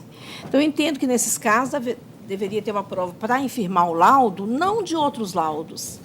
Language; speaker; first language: Portuguese; native; Portuguese